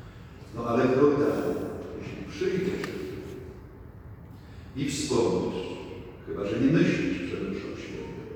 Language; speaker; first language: Polish; native; Polish